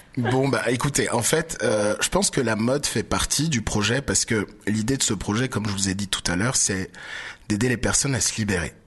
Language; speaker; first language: French; early bilingual, other home language; Baoulé